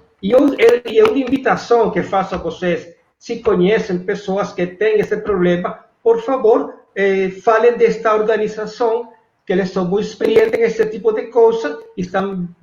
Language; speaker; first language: Portuguese; non-native, fluent; Spanish